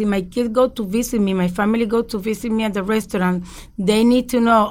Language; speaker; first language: English; non-native, learner; Spanish